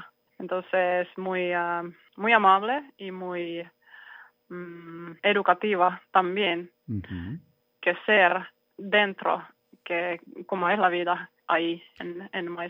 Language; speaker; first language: Spanish; non-native, learner; Finnish